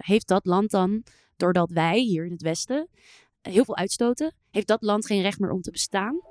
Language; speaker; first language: Dutch; native; Dutch